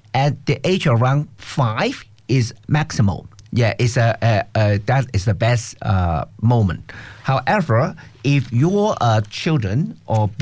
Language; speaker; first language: English; non-native, local second language; Cantonese